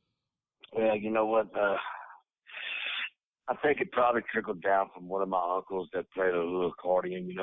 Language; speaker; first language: English; native; English